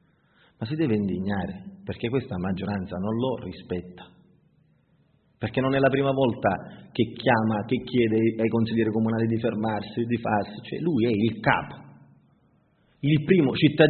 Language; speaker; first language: Italian; native; Italian